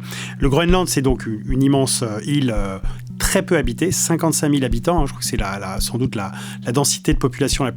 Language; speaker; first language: French; native; French